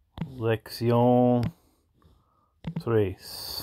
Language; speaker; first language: Spanish; non-native, learner; English